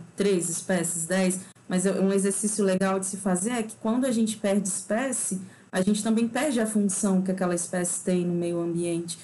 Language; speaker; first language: Portuguese; native; Portuguese